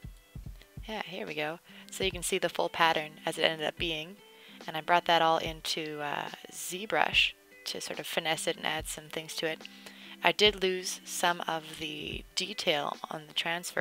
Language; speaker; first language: English; native; English